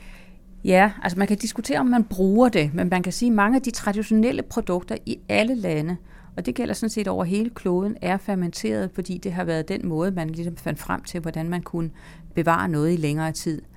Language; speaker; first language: Danish; native; Danish